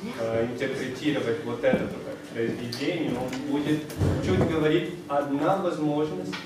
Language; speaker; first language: Russian; non-native, fluent; Portuguese